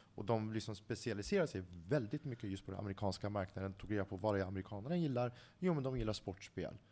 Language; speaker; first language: Swedish; early bilingual, other home language; Central Kurdish